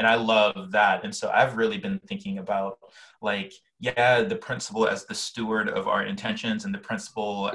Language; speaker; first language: English; native; English